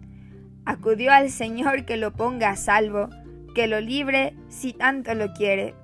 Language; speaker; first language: Spanish; native; Spanish